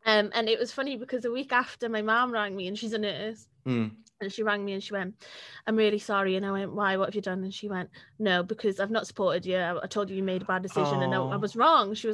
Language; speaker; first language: English; native; English